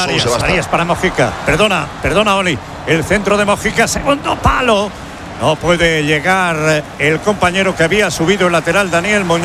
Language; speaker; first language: Spanish; native; Spanish